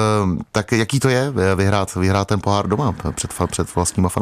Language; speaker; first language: Czech; native; Czech